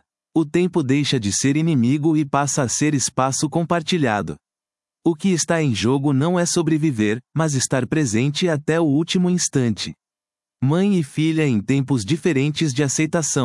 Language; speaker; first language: Portuguese; native; Portuguese